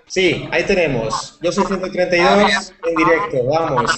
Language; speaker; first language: Spanish; native; Spanish